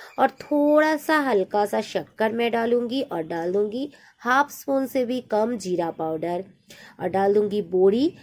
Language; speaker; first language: Hindi; non-native, local second language; Bangla